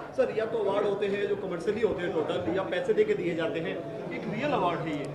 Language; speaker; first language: Hindi; native; Hindi